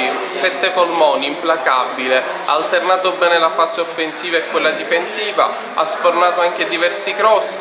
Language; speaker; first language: Italian; native; Italian